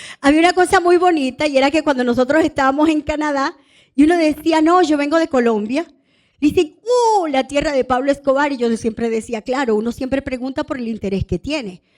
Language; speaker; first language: Spanish; non-native, local second language; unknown